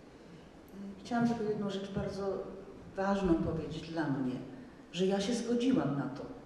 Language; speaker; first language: Polish; non-native, fluent; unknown